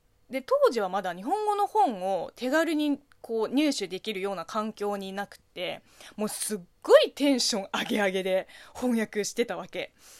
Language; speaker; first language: Japanese; non-native, fluent; Chinese